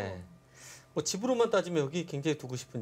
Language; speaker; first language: Korean; native; Korean